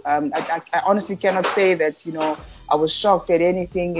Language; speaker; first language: English; non-native, local second language; Xhosa